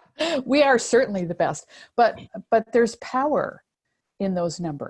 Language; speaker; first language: English; native; English